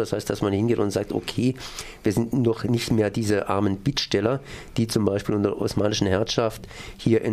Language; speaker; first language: German; native; German